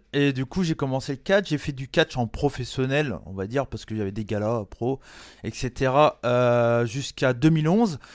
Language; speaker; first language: French; native; French